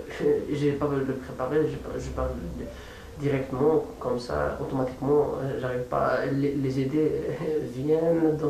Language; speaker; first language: French; non-native, fluent; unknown